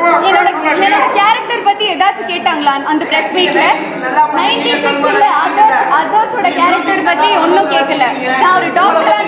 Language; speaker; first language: Tamil; non-native, fluent; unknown